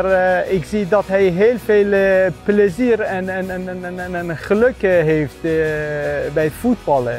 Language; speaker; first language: Dutch; non-native, fluent; Persian